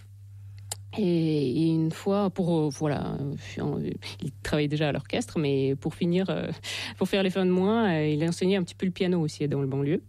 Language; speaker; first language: French; non-native, fluent; Russian